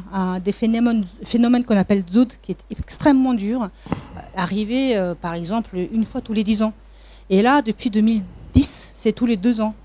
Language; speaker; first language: French; non-native, fluent; Mongolian